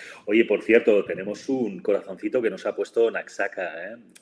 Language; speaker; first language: Spanish; native; Spanish